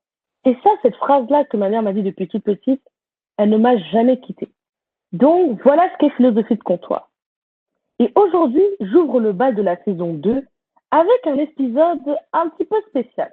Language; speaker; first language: French; native; French